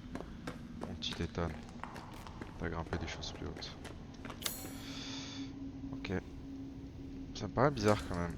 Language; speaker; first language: French; native; French